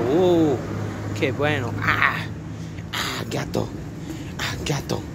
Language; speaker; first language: Spanish; non-native, learner; English